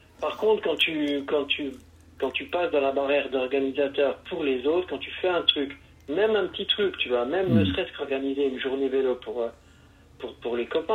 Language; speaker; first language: French; native; French